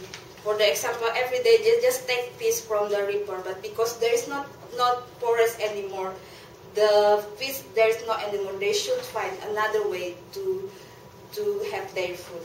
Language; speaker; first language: English; non-native, learner; Indonesian